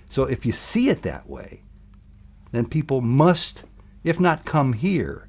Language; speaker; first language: English; native; English